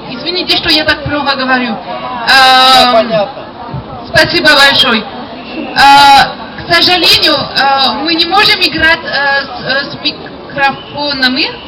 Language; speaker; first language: Russian; non-native, learner; French